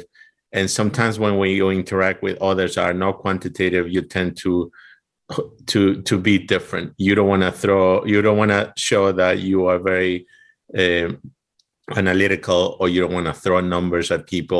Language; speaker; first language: English; non-native, fluent; Spanish